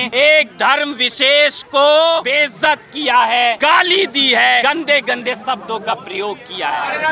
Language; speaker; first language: Hindi; native; Hindi